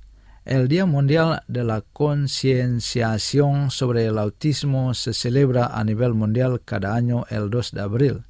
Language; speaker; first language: Spanish; non-native, fluent; Indonesian